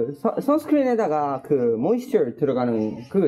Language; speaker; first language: Korean; non-native, fluent; Spanish